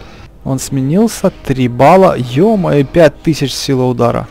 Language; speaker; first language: Russian; native; Russian